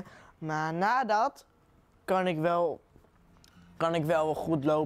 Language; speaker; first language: Dutch; early bilingual, other home language; Arabic